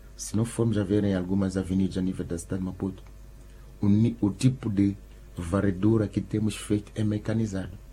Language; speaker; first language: Portuguese; non-native, local second language; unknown